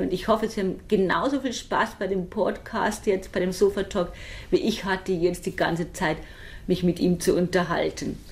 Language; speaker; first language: German; native; German